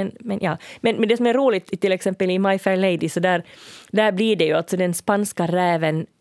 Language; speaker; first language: Swedish; native; Swedish